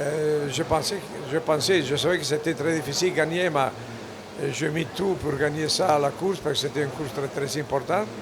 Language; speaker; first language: French; non-native, fluent; Italian